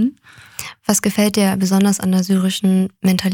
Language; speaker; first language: German; native; German